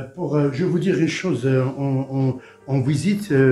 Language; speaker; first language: French; non-native, local second language; Arabic